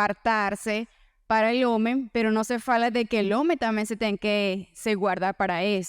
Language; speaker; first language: Portuguese; non-native, learner; Spanish